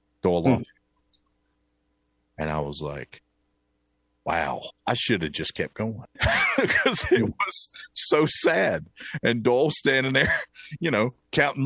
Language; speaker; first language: English; native; English